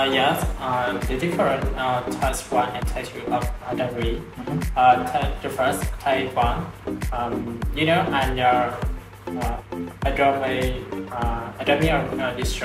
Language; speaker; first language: English; non-native, learner; Vietnamese